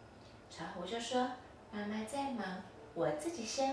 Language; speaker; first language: Chinese; native; Chinese